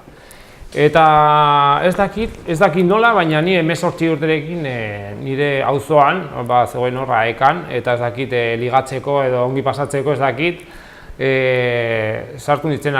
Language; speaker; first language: Basque; non-native, local second language; Spanish